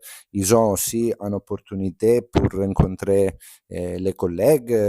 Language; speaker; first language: French; non-native, fluent; Italian